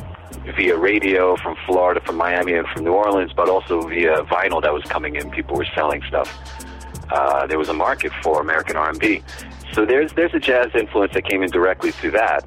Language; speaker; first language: English; native; English